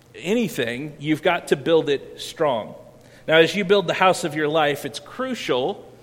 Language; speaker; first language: English; native; English